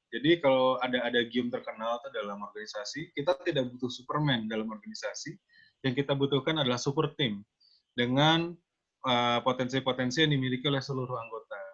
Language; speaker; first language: Indonesian; native; Indonesian